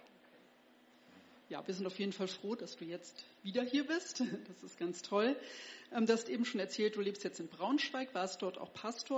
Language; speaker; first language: German; native; German